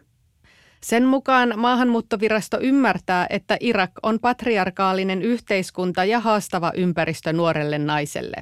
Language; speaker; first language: Finnish; native; Finnish